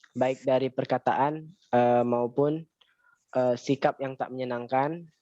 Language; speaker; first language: Indonesian; native; Indonesian